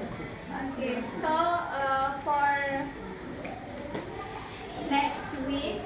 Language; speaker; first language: English; non-native, learner; Indonesian